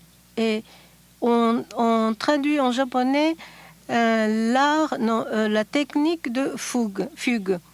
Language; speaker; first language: French; non-native, fluent; Japanese